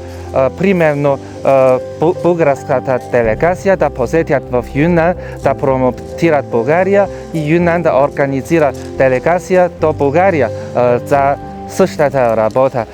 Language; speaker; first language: Bulgarian; non-native, fluent; Chinese